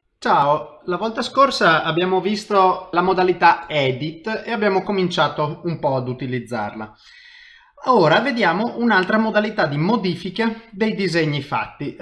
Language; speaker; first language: Italian; native; Italian